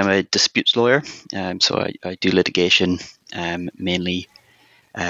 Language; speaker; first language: English; native; English